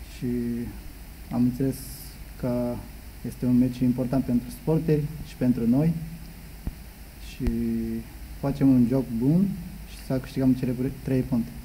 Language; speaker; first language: Romanian; non-native, learner; Japanese